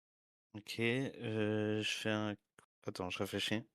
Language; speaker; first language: French; native; French